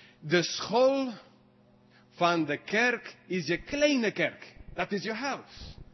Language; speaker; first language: Dutch; non-native, fluent; English